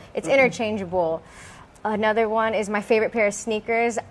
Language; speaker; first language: English; native; English